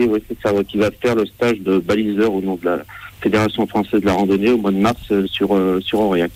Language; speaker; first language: French; native; French